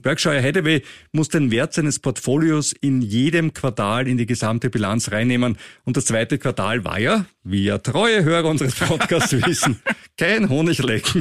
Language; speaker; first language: German; native; German